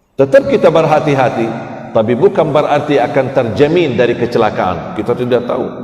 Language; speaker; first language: Malay; non-native, fluent; Arabic